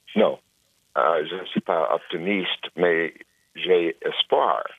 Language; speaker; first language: French; non-native, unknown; English